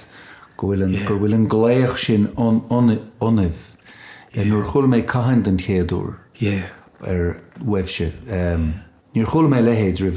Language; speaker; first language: Irish; native; Irish